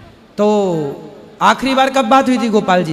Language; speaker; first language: Hindi; native; Hindi